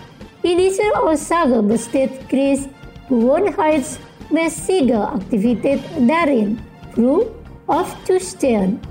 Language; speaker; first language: German; non-native, fluent; Indonesian